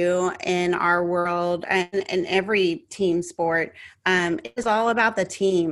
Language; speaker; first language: English; native; English